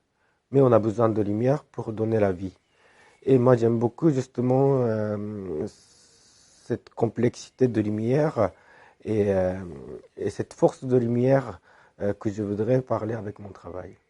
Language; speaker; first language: French; non-native, fluent; Japanese